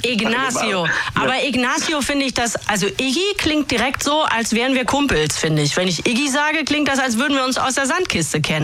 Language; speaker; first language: German; native; German